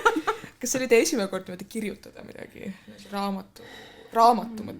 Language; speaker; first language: Estonian; native; Estonian